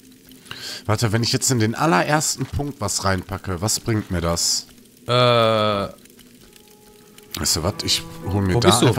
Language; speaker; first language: German; native; German